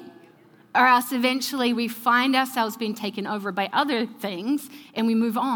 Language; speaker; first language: English; native; English